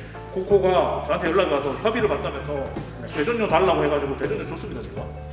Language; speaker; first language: Korean; native; Korean